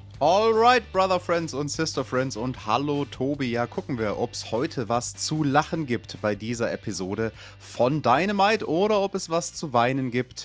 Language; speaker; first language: German; native; German